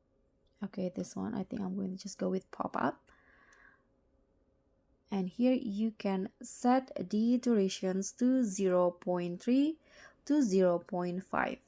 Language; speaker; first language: English; non-native, fluent; Indonesian